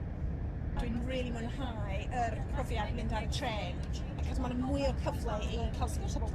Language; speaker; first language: Welsh; non-native, learner; English